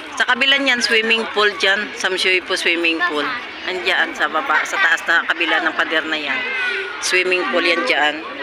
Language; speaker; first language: Filipino; non-native, local second language; Cebuano